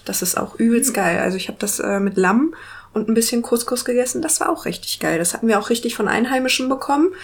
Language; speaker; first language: German; native; German